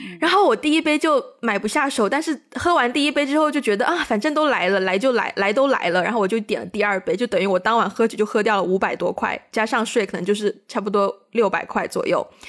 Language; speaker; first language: Chinese; native; Chinese